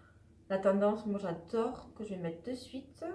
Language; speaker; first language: French; native; French